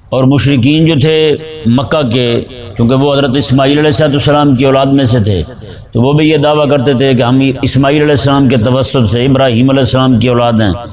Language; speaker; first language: Urdu; non-native, local second language; Punjabi